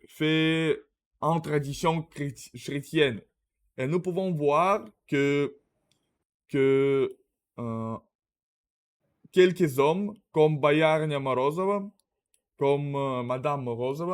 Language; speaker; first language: French; non-native, learner; Russian